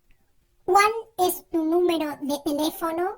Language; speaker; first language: Spanish; non-native, fluent; Haitian Creole